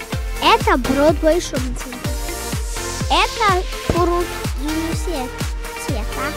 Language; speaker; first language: Russian; early bilingual, heritage; Russian